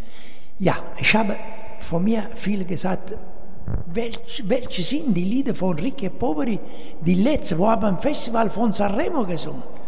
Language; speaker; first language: German; non-native, fluent; Italian